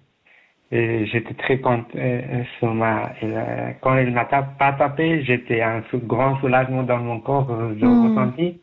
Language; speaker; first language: French; non-native, learner; Persian